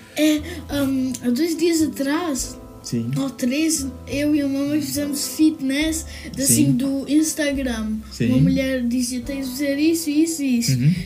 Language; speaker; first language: Portuguese; early bilingual, heritage; Portuguese